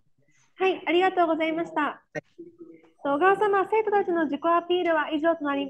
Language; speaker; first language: Japanese; native; Japanese